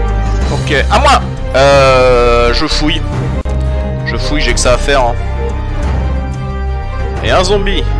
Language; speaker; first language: French; native; French